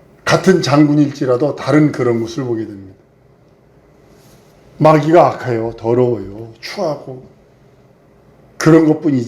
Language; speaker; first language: Korean; native; Korean